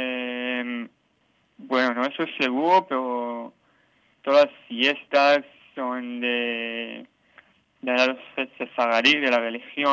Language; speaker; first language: Spanish; non-native, learner; Hebrew